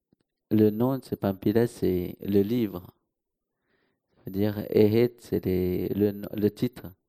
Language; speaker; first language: French; non-native, local second language; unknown